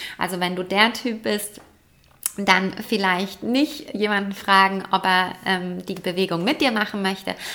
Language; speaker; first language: German; native; German